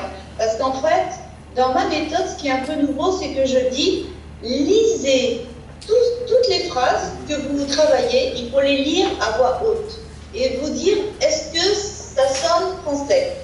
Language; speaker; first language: French; native; French